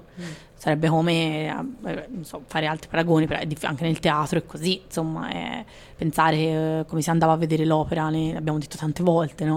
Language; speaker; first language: Italian; native; Italian